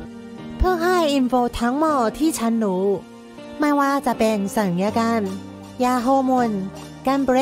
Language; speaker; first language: Thai; non-native, learner; Chinese